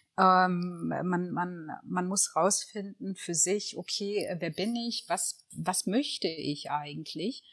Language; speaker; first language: German; early bilingual, other home language; Tigrinya